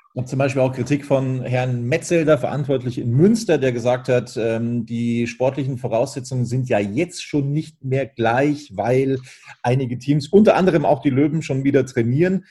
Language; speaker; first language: German; native; German